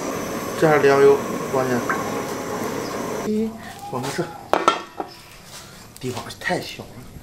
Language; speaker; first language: Chinese; native; Chinese